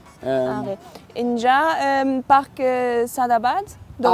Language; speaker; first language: Persian; non-native, learner; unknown